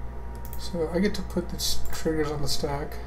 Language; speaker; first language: English; native; English